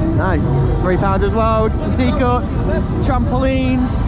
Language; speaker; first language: English; native; English